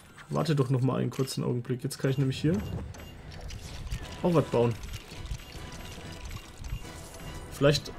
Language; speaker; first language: German; native; German